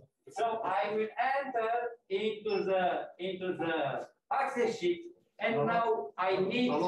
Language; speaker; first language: English; non-native, fluent; Romanian